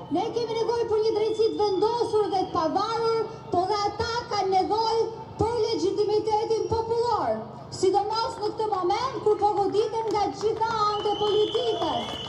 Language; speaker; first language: Albanian; native; Albanian